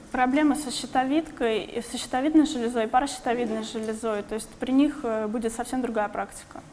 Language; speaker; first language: Russian; native; Russian